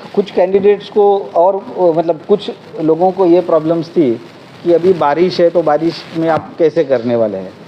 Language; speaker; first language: Hindi; non-native, local second language; Marathi